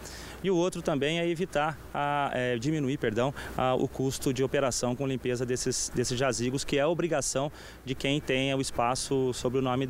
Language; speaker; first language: Portuguese; native; Portuguese